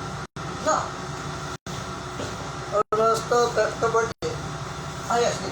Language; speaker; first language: English; non-native, learner; Cebuano